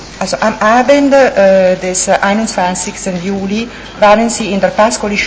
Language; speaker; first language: German; non-native, fluent; Italian